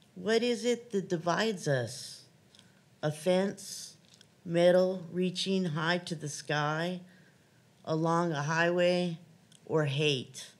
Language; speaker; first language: English; native; English